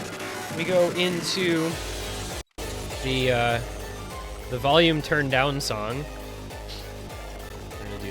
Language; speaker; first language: English; native; English